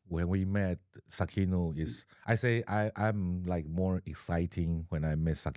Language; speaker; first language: English; non-native, learner; Chinese